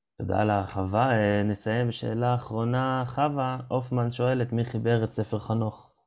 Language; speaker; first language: Hebrew; native; Hebrew